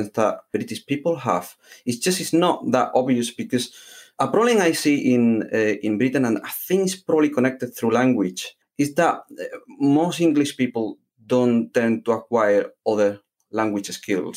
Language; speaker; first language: English; non-native, fluent; Spanish